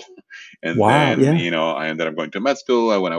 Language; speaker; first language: English; non-native, fluent; Spanish